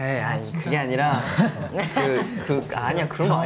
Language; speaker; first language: Korean; native; Korean